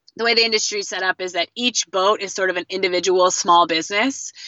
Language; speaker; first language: English; native; English